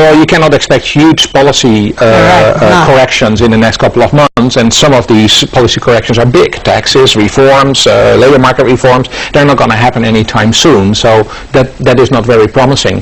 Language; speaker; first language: English; non-native, fluent; Dutch